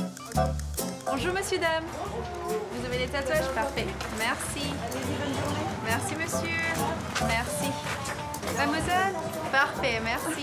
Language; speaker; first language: French; non-native, fluent; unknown